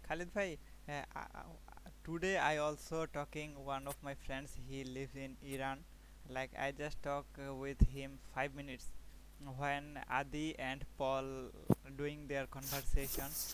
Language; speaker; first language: English; non-native, learner; Bangla